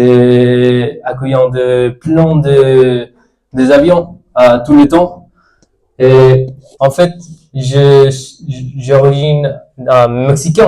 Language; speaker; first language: French; non-native, fluent; English